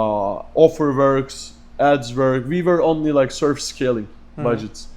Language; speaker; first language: English; non-native, fluent; Turkish